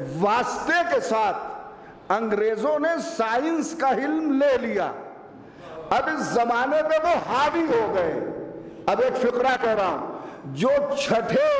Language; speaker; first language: Urdu; native; Urdu